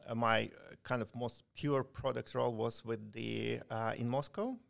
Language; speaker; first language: English; non-native, fluent; Ukrainian